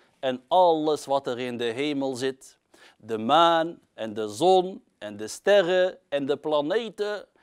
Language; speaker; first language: Dutch; early bilingual, other home language; Arabic